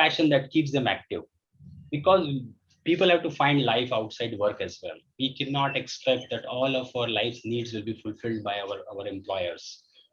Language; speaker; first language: English; non-native, local second language; Hindi